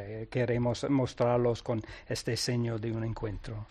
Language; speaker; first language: Spanish; non-native, fluent; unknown